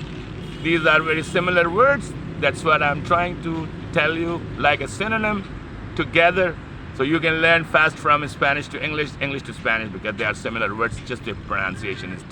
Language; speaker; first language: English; non-native, fluent; Urdu